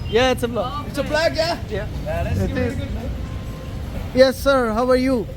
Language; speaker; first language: English; non-native, learner; Bangla